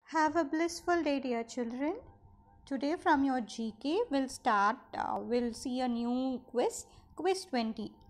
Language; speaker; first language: English; non-native, local second language; Tamil